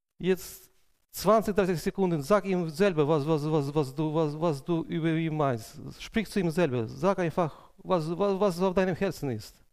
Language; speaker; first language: German; non-native, fluent; Russian